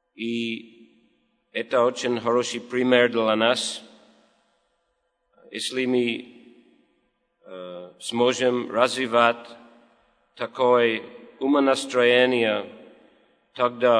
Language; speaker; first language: Russian; non-native, fluent; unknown